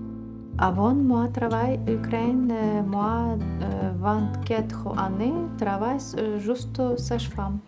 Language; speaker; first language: French; non-native, learner; Ukrainian